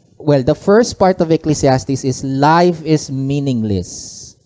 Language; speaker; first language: English; non-native, local second language; Filipino